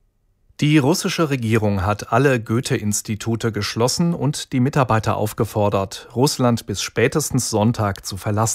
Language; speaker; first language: German; native; German